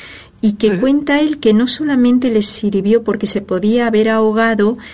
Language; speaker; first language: Spanish; native; Spanish